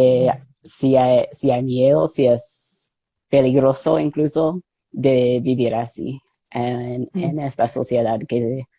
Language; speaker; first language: Spanish; non-native, fluent; English